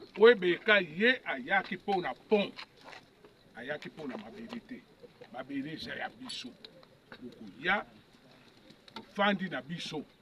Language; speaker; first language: Lingala; non-native, local second language; Kongo